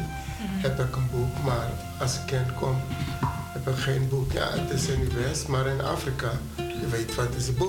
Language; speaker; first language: Dutch; non-native, fluent; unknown